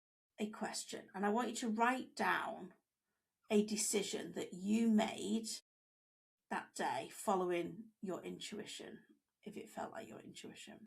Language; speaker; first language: English; native; English